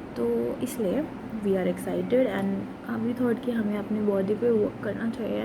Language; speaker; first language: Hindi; non-native, local second language; Nepali